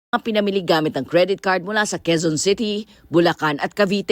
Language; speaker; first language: Filipino; native; Filipino